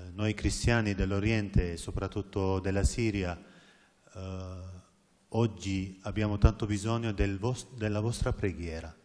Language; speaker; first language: Italian; non-native, fluent; Arabic